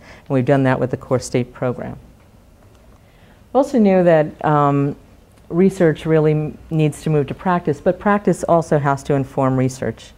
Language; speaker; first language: English; native; English